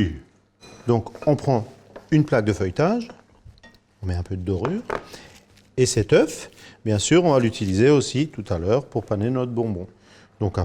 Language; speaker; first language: French; native; French